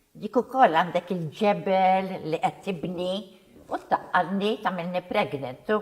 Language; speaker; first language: Maltese; non-native, local second language; English